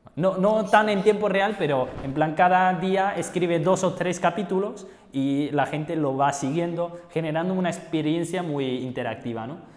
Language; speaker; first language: Spanish; non-native, fluent; Chinese